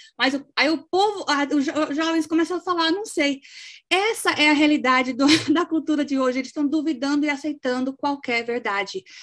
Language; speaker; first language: Portuguese; non-native, local second language; English